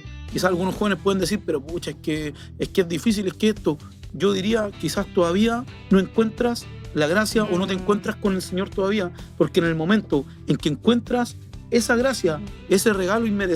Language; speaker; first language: Spanish; native; Spanish